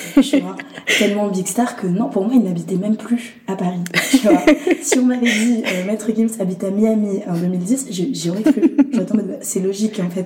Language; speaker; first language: French; early bilingual, other home language; Arabic